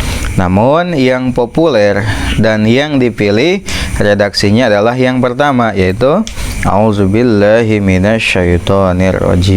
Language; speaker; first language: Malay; non-native, local second language; Sundanese